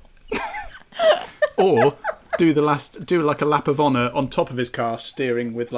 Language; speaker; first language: English; native; English